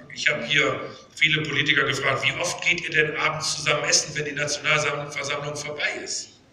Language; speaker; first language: German; native; German